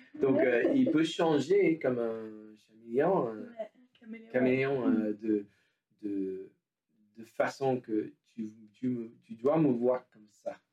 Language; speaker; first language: French; non-native, learner; English